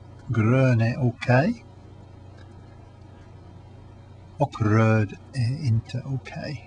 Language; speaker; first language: Swedish; non-native, learner; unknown